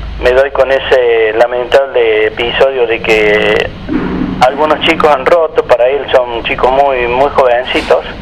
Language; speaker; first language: Spanish; native; Spanish